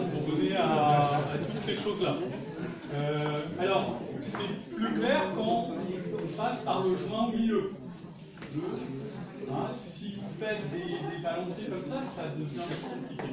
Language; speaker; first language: French; native; French